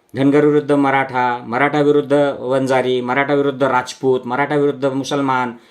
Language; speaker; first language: Marathi; non-native, local second language; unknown